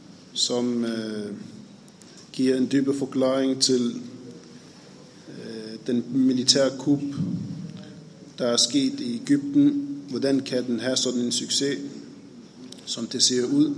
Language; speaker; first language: Danish; non-native, fluent; Arabic